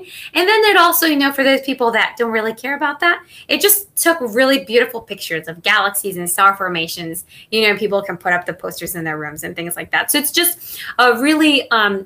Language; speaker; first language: English; non-native, fluent; Spanish